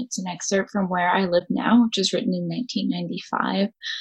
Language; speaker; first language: English; native; English